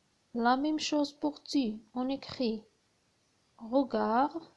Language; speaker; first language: French; non-native, learner; Arabic